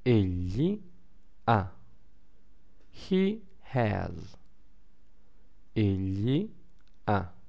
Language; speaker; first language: Italian; non-native, fluent; English